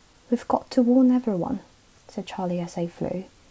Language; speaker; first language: English; non-native, fluent; Korean